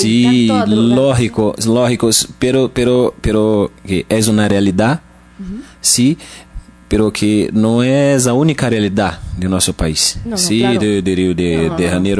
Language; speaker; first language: Spanish; non-native, learner; Portuguese